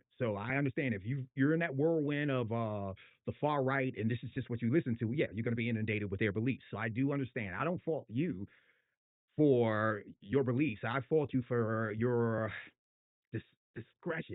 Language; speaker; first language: English; native; English